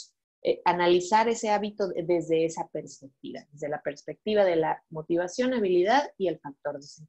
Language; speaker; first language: Spanish; native; Spanish